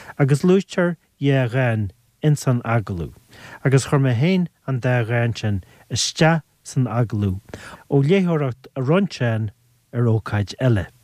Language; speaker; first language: Irish; native; Irish